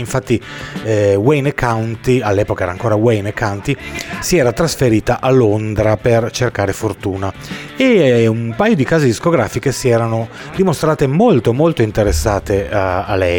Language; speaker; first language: Italian; native; Italian